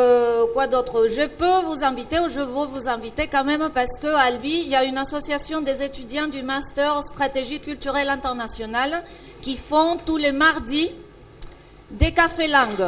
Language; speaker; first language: French; non-native, fluent; Spanish